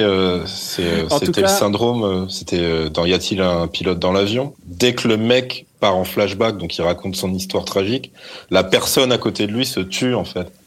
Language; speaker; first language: French; native; French